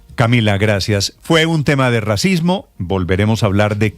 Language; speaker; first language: Spanish; native; Spanish